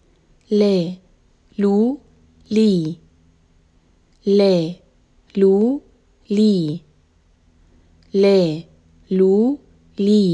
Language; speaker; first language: Arabic; native; Arabic